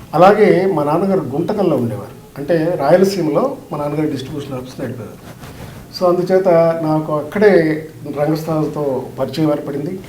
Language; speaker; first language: Telugu; native; Telugu